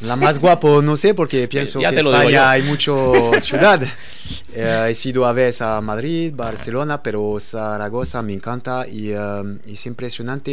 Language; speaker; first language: Spanish; non-native, learner; French